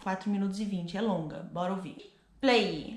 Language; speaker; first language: Portuguese; native; Portuguese